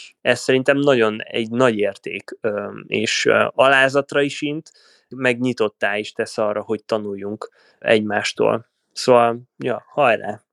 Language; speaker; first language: Hungarian; native; Hungarian